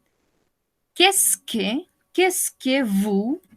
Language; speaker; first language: French; non-native, fluent; Spanish